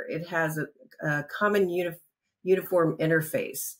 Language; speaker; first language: English; native; English